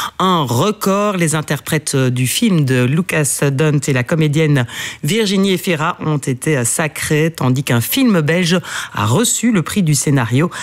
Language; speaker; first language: French; native; French